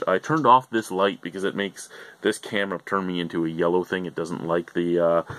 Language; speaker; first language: English; native; English